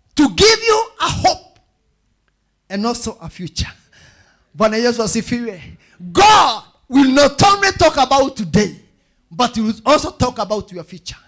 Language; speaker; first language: English; non-native, local second language; Swahili